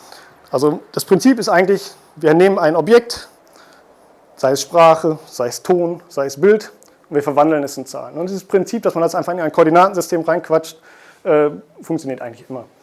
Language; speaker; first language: German; native; German